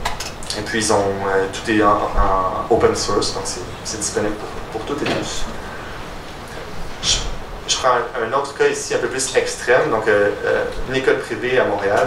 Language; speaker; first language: French; native; French